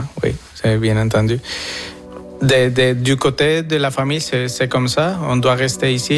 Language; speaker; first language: French; non-native, fluent; Spanish